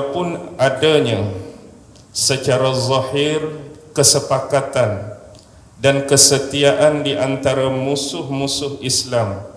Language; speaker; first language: Malay; native; Malay